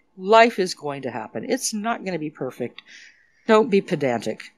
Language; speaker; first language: English; native; English